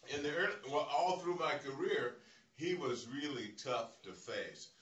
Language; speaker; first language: English; native; English